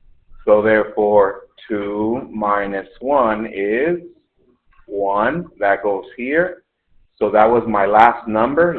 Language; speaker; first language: English; native; English